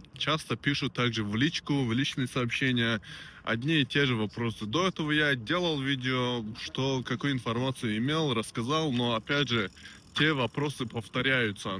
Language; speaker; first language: Russian; non-native, local second language; Tajik